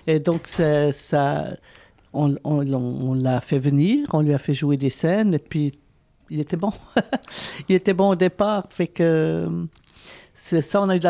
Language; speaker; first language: French; native; French